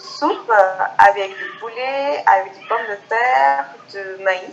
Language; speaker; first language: French; non-native, fluent; Spanish